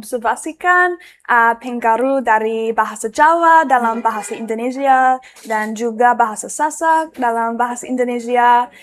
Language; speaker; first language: Indonesian; non-native, learner; English